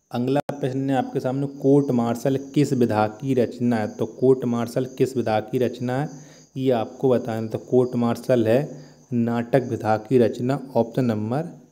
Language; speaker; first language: Hindi; native; Hindi